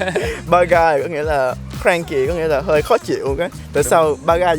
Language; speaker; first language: Vietnamese; native; Vietnamese